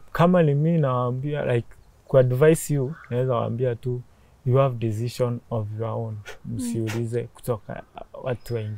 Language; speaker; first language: English; non-native, local second language; Meru